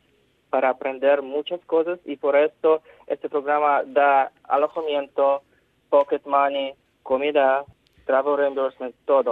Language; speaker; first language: Spanish; non-native, fluent; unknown